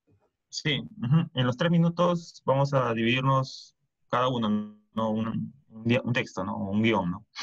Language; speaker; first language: Spanish; native; Spanish